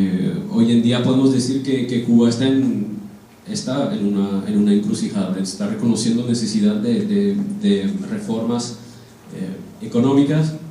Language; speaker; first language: Spanish; non-native, fluent; French